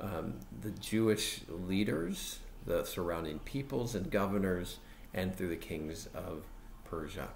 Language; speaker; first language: English; native; English